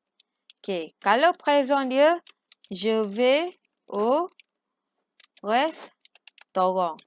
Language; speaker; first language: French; non-native, fluent; Malay